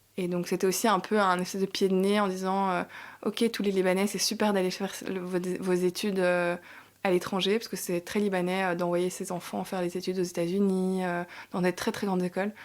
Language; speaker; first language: French; native; French